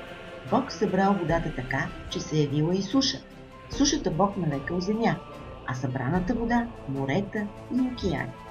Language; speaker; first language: Bulgarian; native; Bulgarian